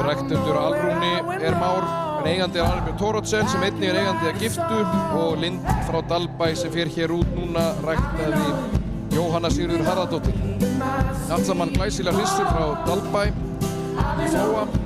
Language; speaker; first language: Icelandic; native; Icelandic